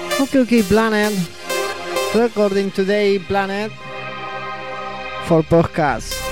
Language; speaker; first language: English; non-native, learner; Spanish